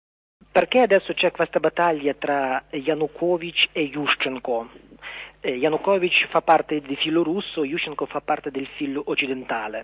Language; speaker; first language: Italian; non-native, learner; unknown